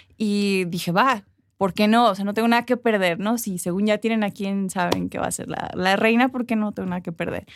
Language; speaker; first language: Spanish; early bilingual, heritage; Spanish